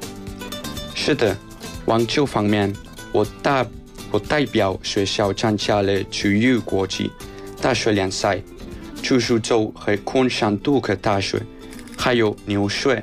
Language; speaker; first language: Chinese; non-native, fluent; Spanish